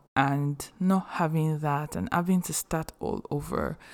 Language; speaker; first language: English; non-native, local second language; Yoruba